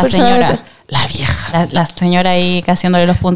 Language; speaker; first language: Spanish; native; Spanish